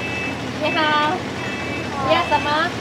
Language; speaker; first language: Chinese; non-native, fluent; Indonesian